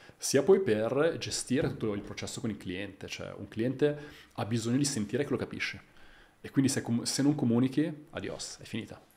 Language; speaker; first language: Italian; native; Italian